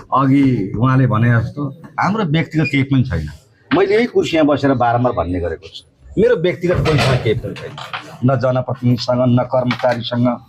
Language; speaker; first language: Nepali; native; Nepali